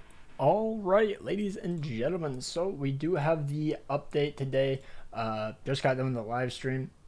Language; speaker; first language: English; native; English